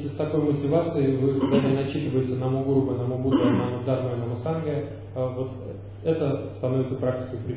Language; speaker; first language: Russian; native; Russian